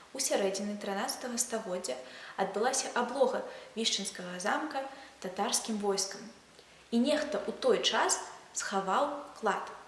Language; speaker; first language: Belarusian; non-native, local second language; Russian